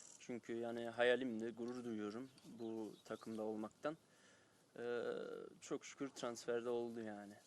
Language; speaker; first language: Turkish; early bilingual, heritage; Turkish